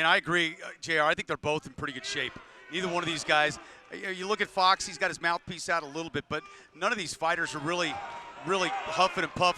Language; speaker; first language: English; native; English